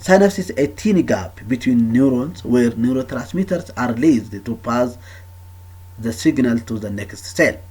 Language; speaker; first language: English; non-native, local second language; Amharic